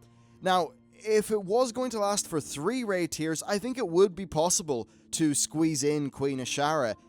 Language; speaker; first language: English; native; English